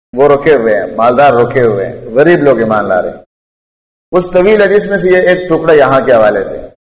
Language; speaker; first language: Urdu; non-native, local second language; Pashto